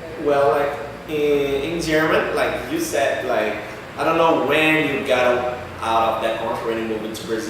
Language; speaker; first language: English; non-native, fluent; Portuguese